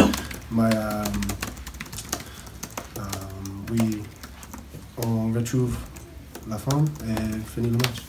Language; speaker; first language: French; non-native, learner; English